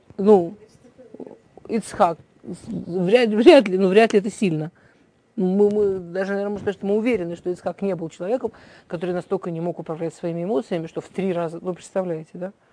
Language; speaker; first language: Russian; early bilingual, heritage; Russian